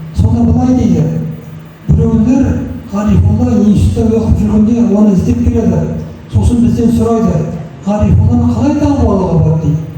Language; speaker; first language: Kazakh; native; Kazakh